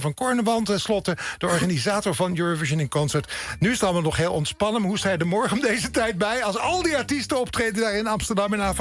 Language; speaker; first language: Dutch; native; Dutch